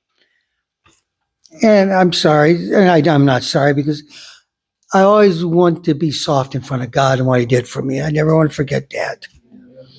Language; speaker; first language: English; native; English